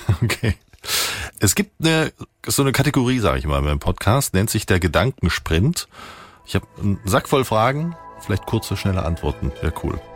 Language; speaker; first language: German; native; German